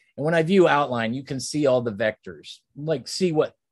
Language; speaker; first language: English; native; English